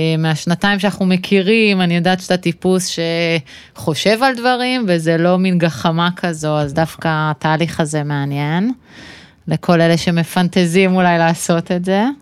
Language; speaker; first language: Hebrew; native; Hebrew